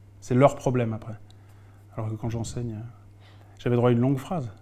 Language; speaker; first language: French; native; French